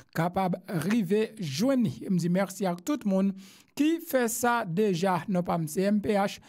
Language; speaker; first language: French; non-native, local second language; Haitian Creole